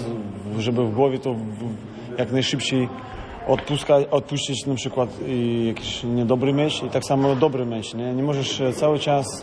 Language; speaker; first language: Polish; non-native, fluent; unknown